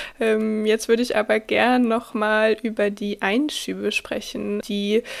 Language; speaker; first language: German; native; German